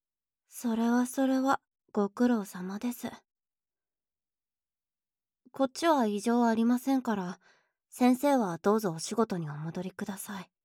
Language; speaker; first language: Japanese; native; Japanese